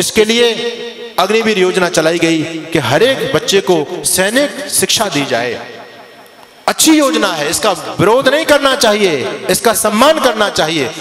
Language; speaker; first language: Hindi; native; Hindi